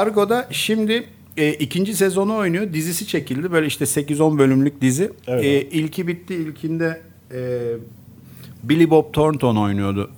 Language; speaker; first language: Turkish; native; Turkish